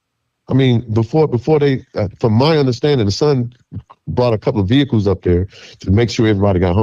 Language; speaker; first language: English; native; English